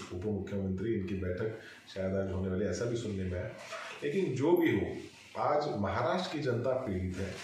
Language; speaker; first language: Hindi; non-native, local second language; Marathi